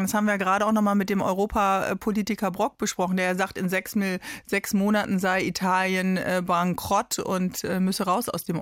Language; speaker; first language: German; native; German